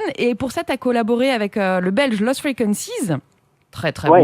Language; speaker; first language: French; native; French